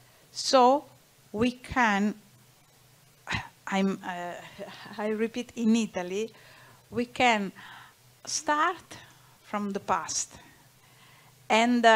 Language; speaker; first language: English; non-native, learner; Italian